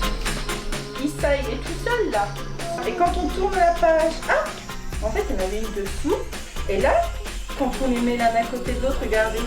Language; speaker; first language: French; native; French